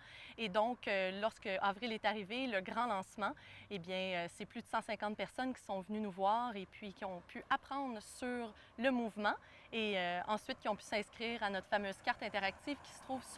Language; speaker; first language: French; native; French